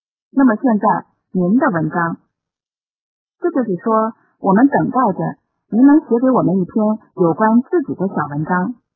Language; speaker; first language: Chinese; native; Chinese